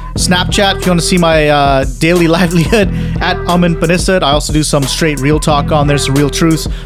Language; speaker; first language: English; native; English